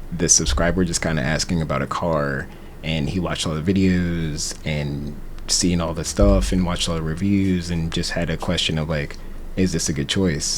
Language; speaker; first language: English; native; English